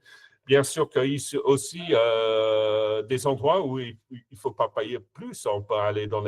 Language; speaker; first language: French; non-native, fluent; English